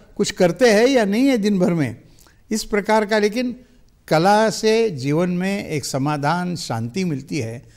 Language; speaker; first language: Hindi; non-native, local second language; Marathi